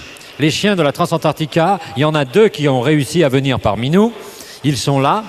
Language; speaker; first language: French; native; French